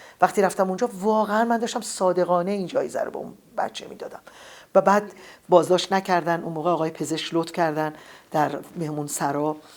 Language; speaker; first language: Persian; native; Persian